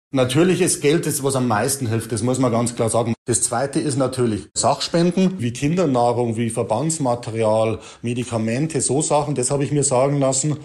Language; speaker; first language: German; native; German